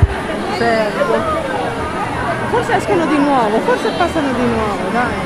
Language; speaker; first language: Italian; native; Italian